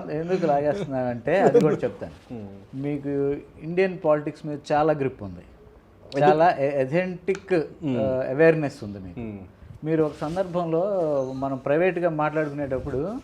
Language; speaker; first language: Telugu; native; Telugu